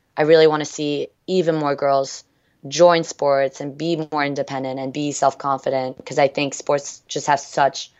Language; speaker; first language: English; early bilingual, other home language; French